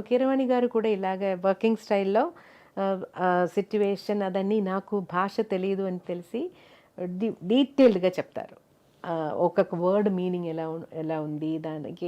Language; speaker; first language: Telugu; non-native, local second language; Malayalam